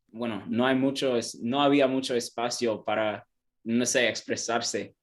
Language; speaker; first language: Spanish; non-native, learner; English